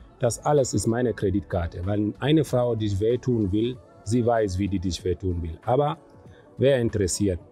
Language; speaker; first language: German; non-native, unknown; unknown